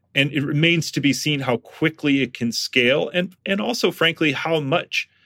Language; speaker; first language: English; native; English